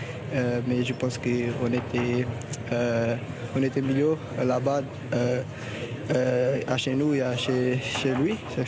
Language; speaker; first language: French; non-native, learner; Portuguese